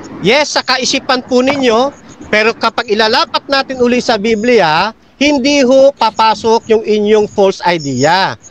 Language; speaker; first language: Filipino; native; Filipino